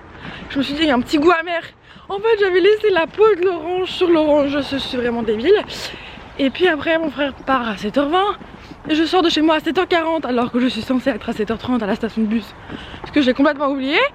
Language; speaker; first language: French; native; French